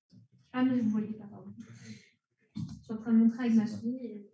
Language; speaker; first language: French; native; French